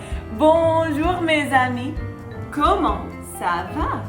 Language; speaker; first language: French; non-native, fluent; English